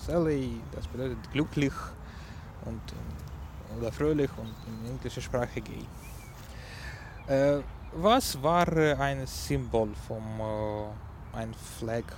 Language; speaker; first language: German; non-native, learner; Ukrainian